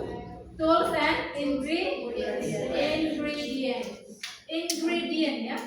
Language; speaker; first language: English; non-native, learner; Indonesian